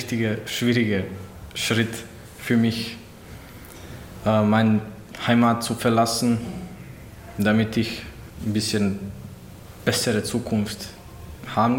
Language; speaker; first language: German; non-native, learner; Bosnian